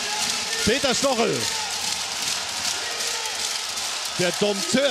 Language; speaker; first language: German; native; German